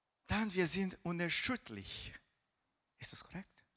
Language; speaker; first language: German; non-native, fluent; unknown